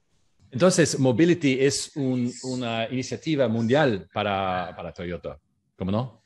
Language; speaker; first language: Spanish; non-native, fluent; French